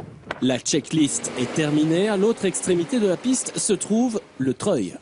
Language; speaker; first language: French; native; French